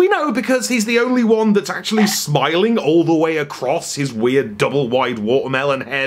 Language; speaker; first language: English; native; English